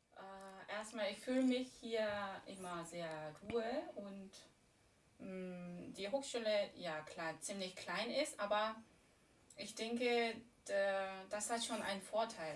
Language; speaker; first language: German; non-native, fluent; Korean